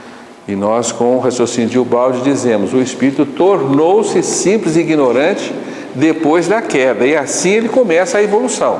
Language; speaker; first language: Portuguese; native; Portuguese